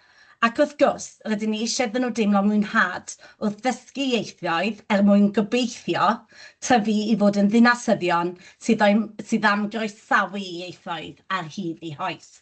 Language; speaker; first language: Welsh; native; Welsh